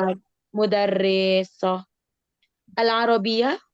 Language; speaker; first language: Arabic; non-native, fluent; Indonesian